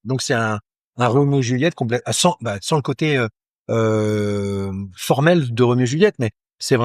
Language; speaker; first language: French; native; French